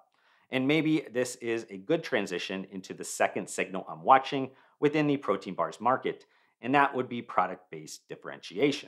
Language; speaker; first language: English; native; English